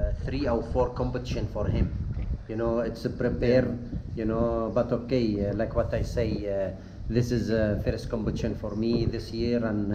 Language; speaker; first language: English; non-native, fluent; Arabic